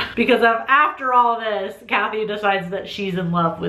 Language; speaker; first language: English; native; English